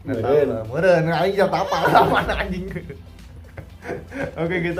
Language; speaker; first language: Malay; non-native, local second language; Sundanese